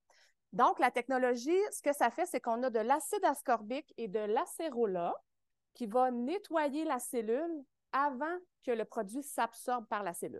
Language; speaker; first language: French; native; French